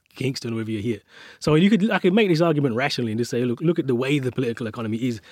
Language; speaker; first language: English; native; English